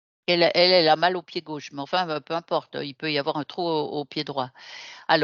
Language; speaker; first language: French; native; French